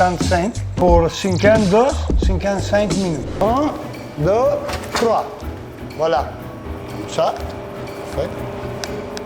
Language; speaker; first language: French; non-native, learner; Italian